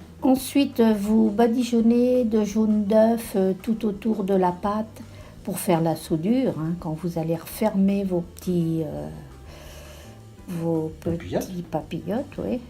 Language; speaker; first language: French; native; French